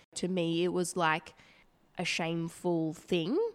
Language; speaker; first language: English; native; English